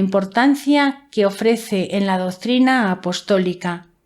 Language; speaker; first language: Spanish; native; Spanish